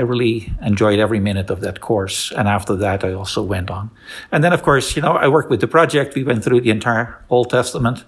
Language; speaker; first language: English; non-native, fluent; Dutch